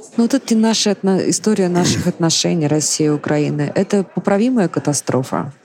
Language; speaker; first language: Russian; native; Russian